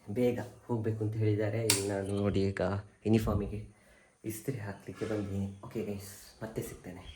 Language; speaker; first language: Kannada; native; Kannada